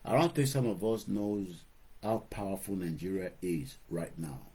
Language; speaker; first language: English; non-native, local second language; Yoruba